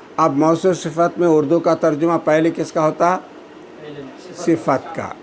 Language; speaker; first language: Urdu; native; Urdu